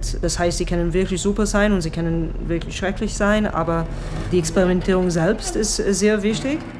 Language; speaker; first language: German; non-native, fluent; Hebrew